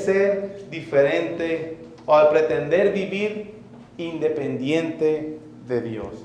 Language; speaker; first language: Spanish; native; Spanish